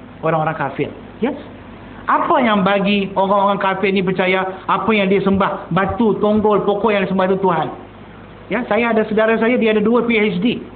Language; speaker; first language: Malay; non-native, local second language; Tamil